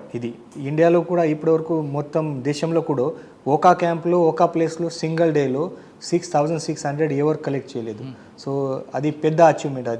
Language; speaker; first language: Telugu; non-native, learner; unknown